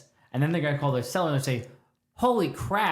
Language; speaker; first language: English; native; English